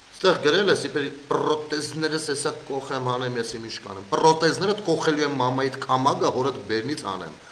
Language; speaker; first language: Armenian; native; Armenian